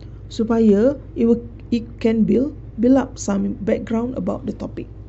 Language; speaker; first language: English; non-native, local second language; Malay